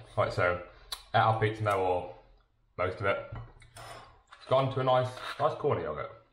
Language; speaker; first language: English; native; English